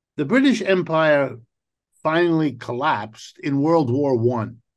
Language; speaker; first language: English; native; English